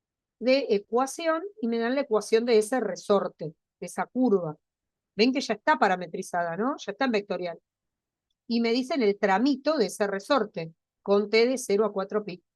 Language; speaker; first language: Spanish; native; Spanish